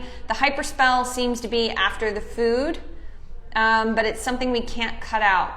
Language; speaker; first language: English; native; English